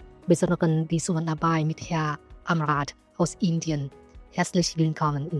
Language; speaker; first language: German; non-native, fluent; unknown